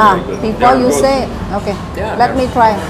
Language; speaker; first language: English; non-native, fluent; Indonesian